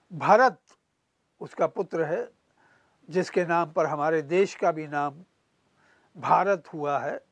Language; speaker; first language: Hindi; native; Hindi